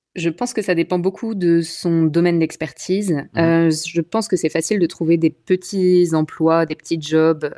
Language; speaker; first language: French; native; French